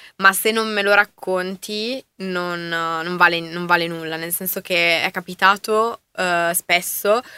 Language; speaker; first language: Italian; native; Italian